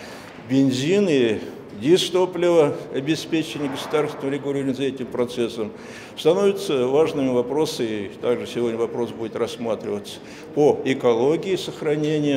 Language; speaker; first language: Russian; native; Russian